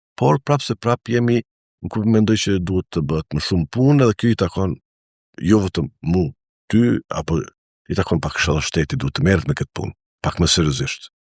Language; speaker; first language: Albanian; native; Albanian